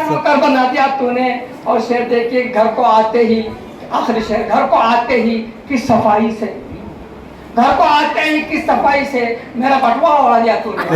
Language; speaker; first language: Hindi; non-native, local second language; Urdu